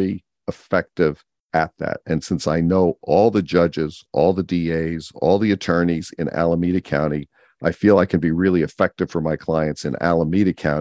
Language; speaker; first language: English; native; English